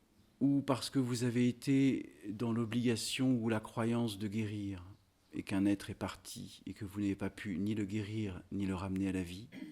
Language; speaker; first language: French; native; French